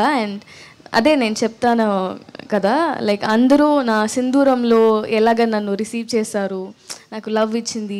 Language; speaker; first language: Telugu; non-native, local second language; Tamil